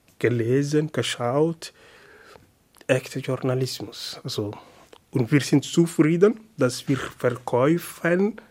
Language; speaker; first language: German; non-native, learner; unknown